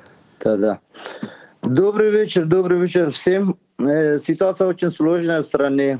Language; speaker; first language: Ukrainian; non-native, learner; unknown